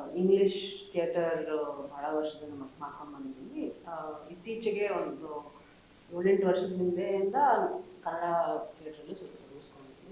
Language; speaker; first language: Kannada; non-native, local second language; Telugu